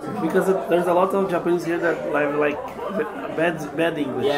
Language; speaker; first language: English; non-native, fluent; Portuguese